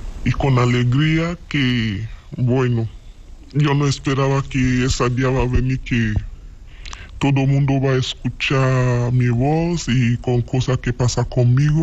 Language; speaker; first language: Spanish; non-native, learner; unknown